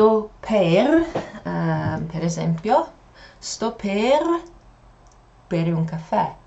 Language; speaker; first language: Italian; non-native, fluent; English